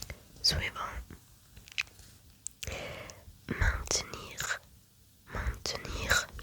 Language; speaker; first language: French; non-native, learner; German